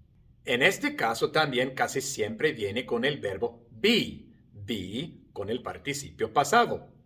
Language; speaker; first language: Spanish; non-native, fluent; English